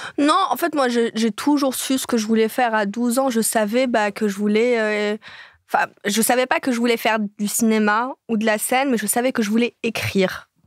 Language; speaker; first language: French; non-native, local second language; Arabic